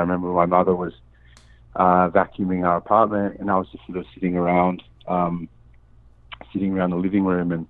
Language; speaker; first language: English; native; English